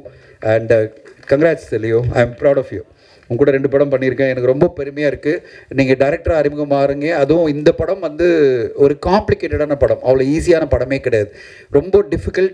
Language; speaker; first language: Tamil; native; Tamil